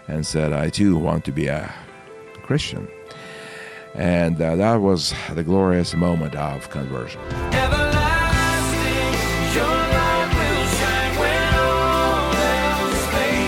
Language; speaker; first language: English; non-native, fluent; Russian